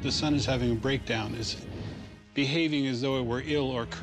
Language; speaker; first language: English; native; English